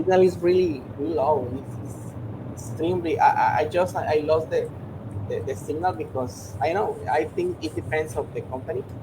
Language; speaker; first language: English; non-native, learner; Spanish